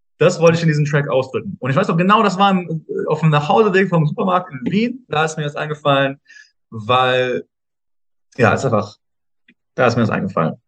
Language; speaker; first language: German; native; German